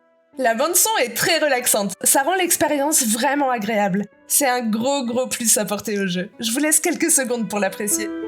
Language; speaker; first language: French; native; French